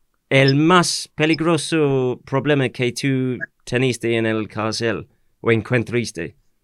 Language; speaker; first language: Spanish; non-native, learner; English